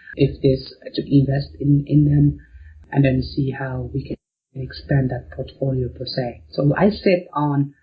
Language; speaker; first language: English; non-native, fluent; Arabic